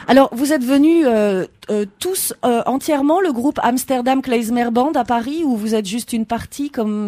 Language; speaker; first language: French; native; French